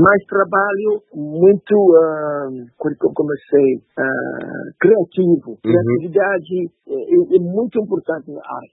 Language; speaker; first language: Portuguese; non-native, learner; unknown